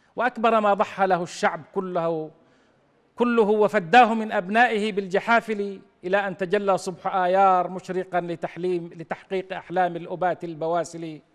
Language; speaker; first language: Arabic; native; Arabic